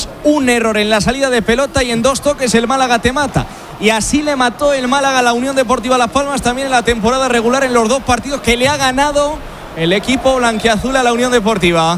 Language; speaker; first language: Spanish; native; Spanish